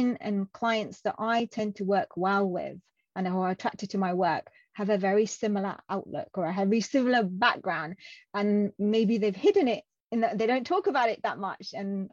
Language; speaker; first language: English; non-native, local second language; Punjabi